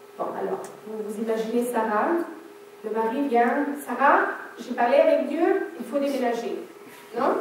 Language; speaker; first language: French; non-native, fluent; German